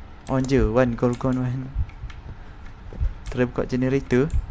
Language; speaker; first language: English; non-native, local second language; Malay